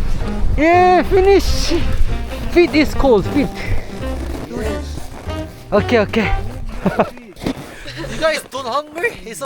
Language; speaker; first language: English; non-native, learner; Korean